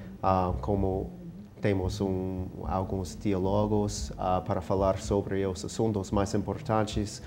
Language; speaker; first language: Portuguese; non-native, fluent; English